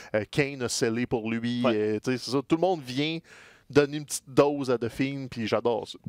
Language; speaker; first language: French; native; French